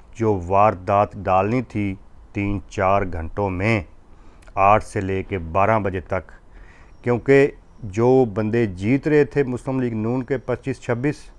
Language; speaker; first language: Urdu; non-native, local second language; Punjabi